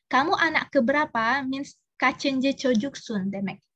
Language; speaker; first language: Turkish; non-native, learner; Indonesian